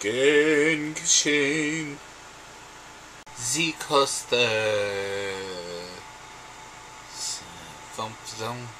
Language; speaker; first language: German; non-native, learner; English